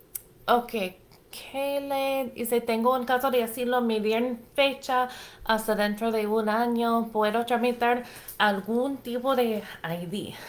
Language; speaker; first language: Spanish; non-native, fluent; English